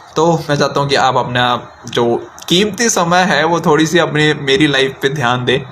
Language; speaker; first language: Hindi; native; Hindi